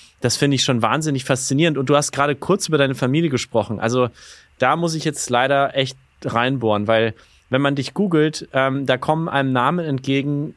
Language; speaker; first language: German; native; German